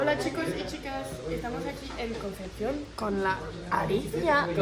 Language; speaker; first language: Spanish; non-native, learner; French